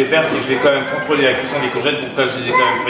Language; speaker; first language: French; native; French